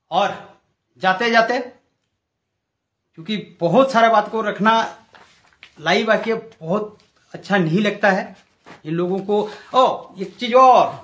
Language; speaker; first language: Hindi; non-native, local second language; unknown